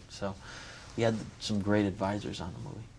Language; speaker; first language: English; native; English